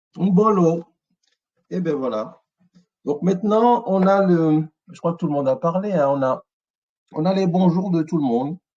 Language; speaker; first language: French; non-native, local second language; Ewe